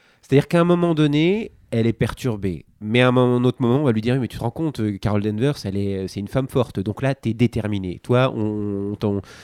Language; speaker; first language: French; native; French